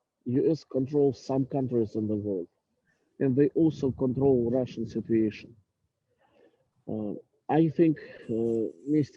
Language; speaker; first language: English; non-native, learner; Russian